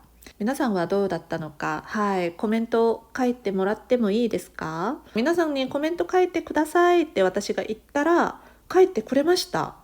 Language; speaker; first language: Japanese; non-native, fluent; Korean